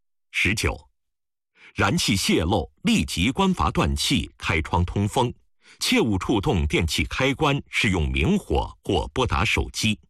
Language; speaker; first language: Chinese; native; Chinese